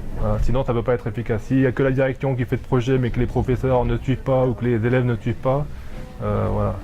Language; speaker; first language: French; native; French